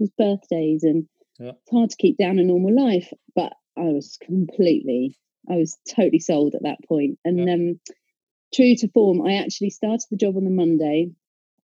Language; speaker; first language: English; native; English